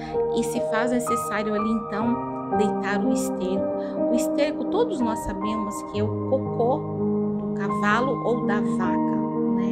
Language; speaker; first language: Portuguese; native; Portuguese